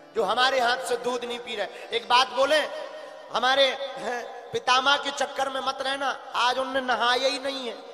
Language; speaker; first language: Hindi; native; Hindi